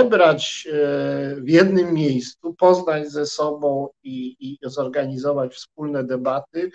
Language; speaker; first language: Polish; native; Polish